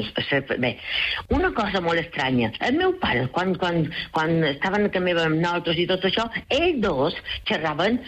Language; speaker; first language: Catalan; non-native, local second language; Spanish